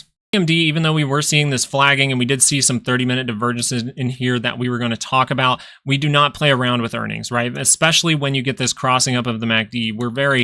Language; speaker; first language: English; native; English